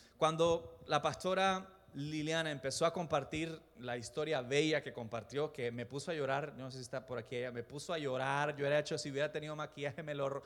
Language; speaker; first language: Spanish; native; Spanish